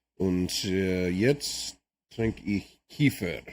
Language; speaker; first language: German; non-native, learner; English